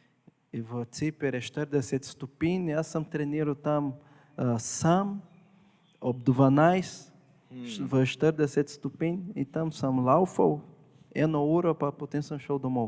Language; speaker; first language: Slovenian; non-native, fluent; Portuguese